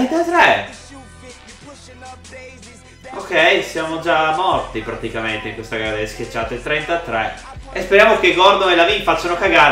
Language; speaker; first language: Italian; native; Italian